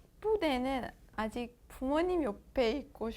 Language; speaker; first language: Korean; non-native, fluent; Persian